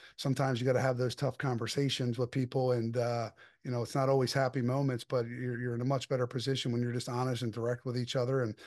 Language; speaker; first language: English; native; English